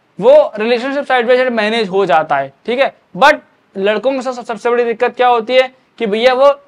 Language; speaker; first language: Hindi; native; Hindi